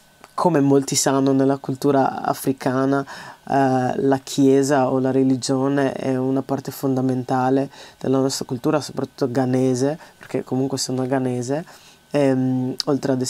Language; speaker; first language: Italian; early bilingual, other home language; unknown